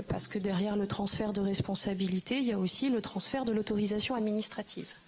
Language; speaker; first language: French; native; French